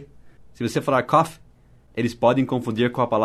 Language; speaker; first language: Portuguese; non-native, fluent; English